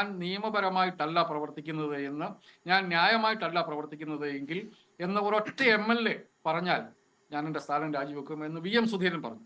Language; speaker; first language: Malayalam; native; Malayalam